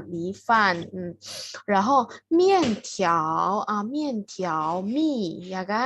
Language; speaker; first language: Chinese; non-native, fluent; Indonesian